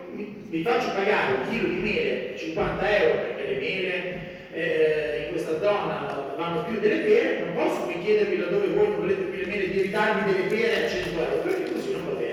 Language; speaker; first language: Italian; native; Italian